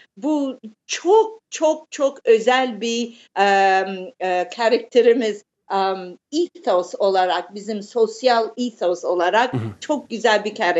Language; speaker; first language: Turkish; early bilingual, heritage; Turkish